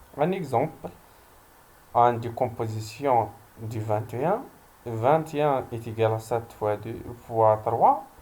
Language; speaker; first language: French; non-native, local second language; Arabic